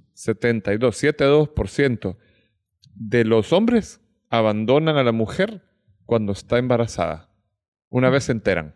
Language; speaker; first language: Spanish; native; Spanish